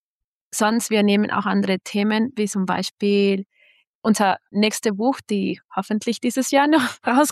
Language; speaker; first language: German; non-native, fluent; Spanish